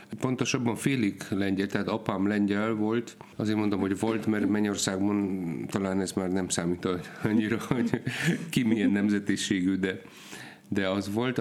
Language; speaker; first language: Hungarian; non-native, fluent; Polish